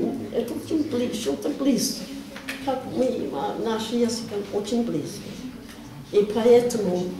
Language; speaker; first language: Russian; non-native, learner; English